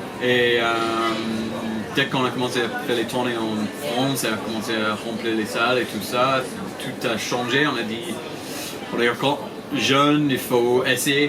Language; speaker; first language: French; non-native, fluent; English